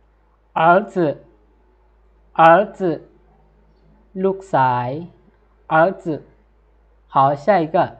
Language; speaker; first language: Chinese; non-native, fluent; Lao